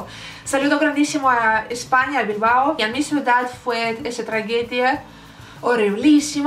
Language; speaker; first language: Spanish; non-native, learner; Russian